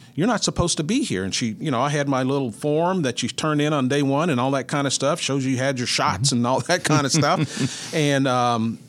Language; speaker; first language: English; native; English